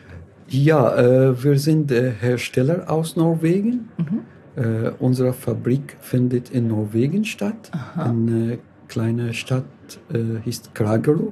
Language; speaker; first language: German; non-native, fluent; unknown